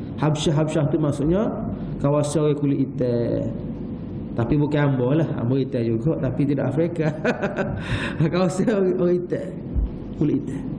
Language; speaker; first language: Malay; native; Malay